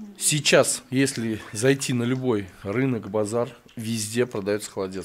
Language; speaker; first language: Russian; native; Russian